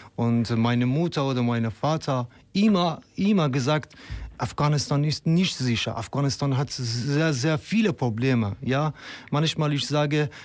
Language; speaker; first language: German; non-native, fluent; Persian